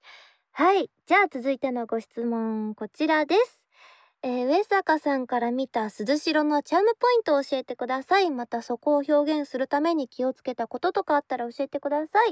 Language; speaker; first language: Japanese; native; Japanese